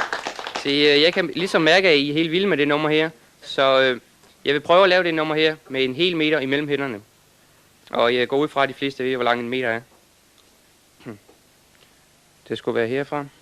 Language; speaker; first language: Danish; native; Danish